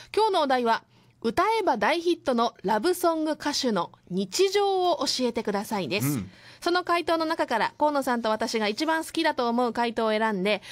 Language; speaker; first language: Japanese; native; Japanese